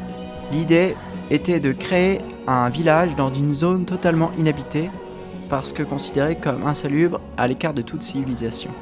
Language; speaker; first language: French; native; French